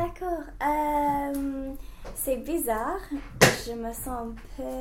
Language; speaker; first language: French; non-native, fluent; English